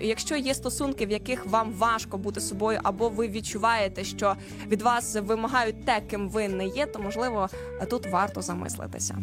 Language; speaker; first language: Ukrainian; native; Ukrainian